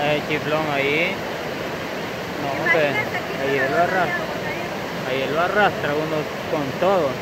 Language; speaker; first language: Spanish; native; Spanish